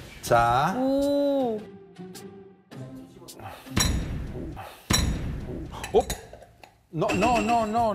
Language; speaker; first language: Korean; non-native, fluent; Italian